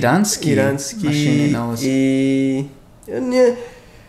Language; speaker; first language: Russian; non-native, fluent; English